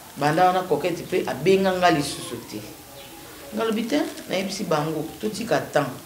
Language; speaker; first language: Lingala; non-native, local second language; Kongo